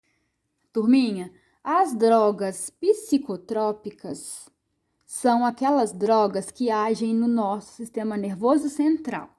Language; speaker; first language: Portuguese; native; Portuguese